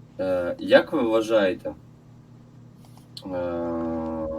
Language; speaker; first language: Ukrainian; non-native, local second language; Russian